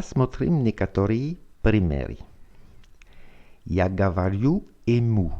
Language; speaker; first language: Russian; non-native, fluent; French